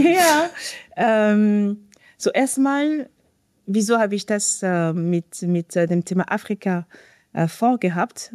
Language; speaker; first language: German; non-native, fluent; French